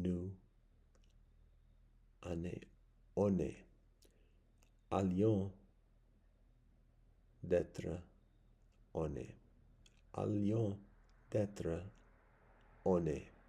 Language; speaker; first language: French; non-native, learner; English